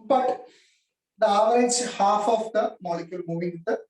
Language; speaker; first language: English; non-native, local second language; Malayalam